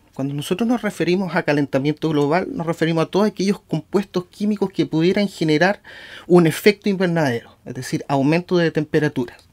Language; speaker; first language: Spanish; native; Spanish